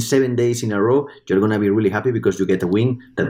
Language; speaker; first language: English; non-native, fluent; Spanish